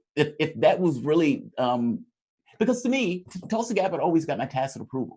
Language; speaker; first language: English; native; English